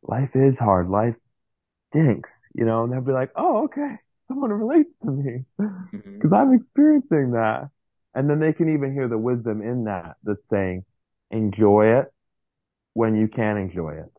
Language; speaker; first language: English; native; English